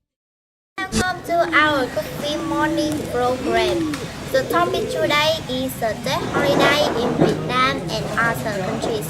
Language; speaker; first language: English; non-native, learner; Vietnamese